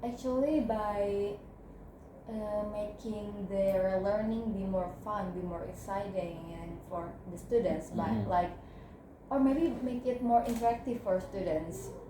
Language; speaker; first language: English; non-native, learner; Indonesian